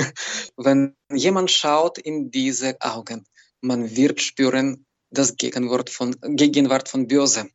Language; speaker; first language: German; non-native, learner; Belarusian